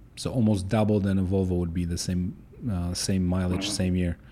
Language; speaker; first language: English; non-native, fluent; Polish